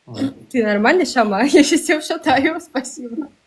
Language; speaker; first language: Russian; native; Russian